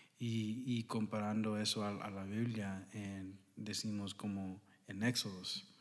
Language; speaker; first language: Spanish; early bilingual, heritage; Spanish